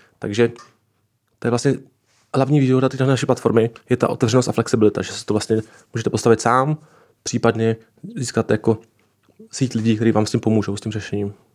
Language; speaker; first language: Czech; native; Czech